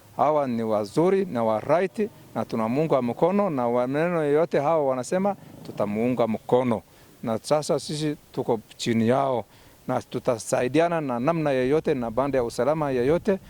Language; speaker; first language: Swahili; non-native, local second language; Somali